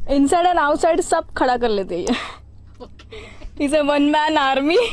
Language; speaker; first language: Hindi; non-native, local second language; Marathi